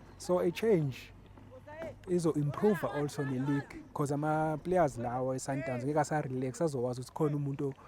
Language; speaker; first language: Zulu; native; Zulu